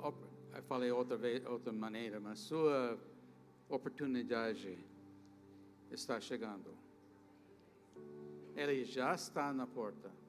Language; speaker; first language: Portuguese; non-native, fluent; English